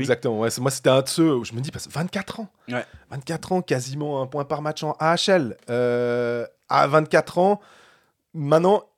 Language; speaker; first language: French; native; French